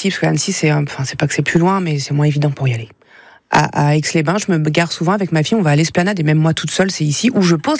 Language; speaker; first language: French; native; French